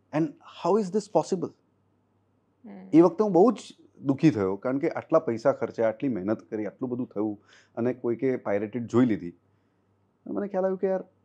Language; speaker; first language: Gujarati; non-native, local second language; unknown